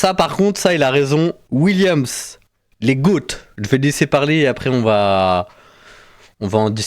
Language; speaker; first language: French; native; French